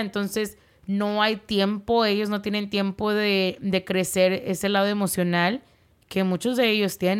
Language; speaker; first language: Spanish; early bilingual, heritage; Spanish